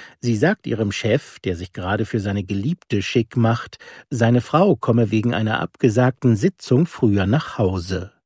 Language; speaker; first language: German; native; German